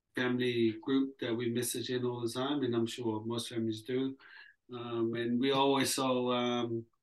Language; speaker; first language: English; early bilingual, other home language; Samoan